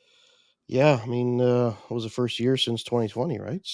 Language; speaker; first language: English; native; English